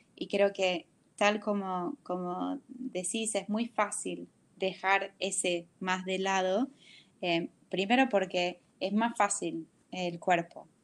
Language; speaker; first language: Spanish; non-native, fluent; English